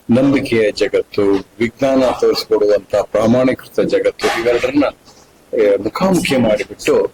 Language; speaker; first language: Kannada; native; Kannada